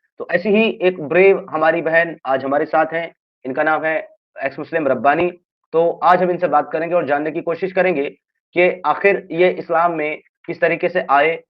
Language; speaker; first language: Hindi; native; Hindi